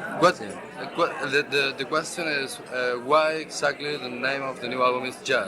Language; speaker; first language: English; non-native, learner; Spanish